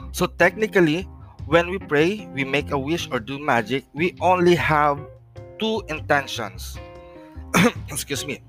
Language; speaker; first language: English; non-native, local second language; Filipino